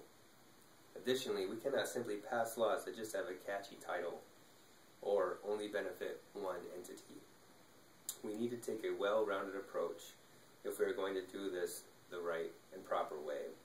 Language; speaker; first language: English; native; English